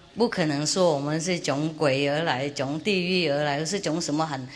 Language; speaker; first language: Chinese; non-native, fluent; Vietnamese